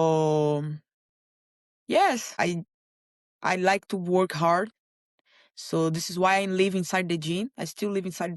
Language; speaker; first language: English; non-native, learner; Portuguese